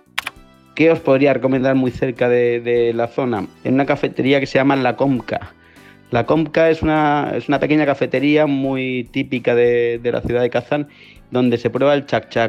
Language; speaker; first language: Spanish; native; Spanish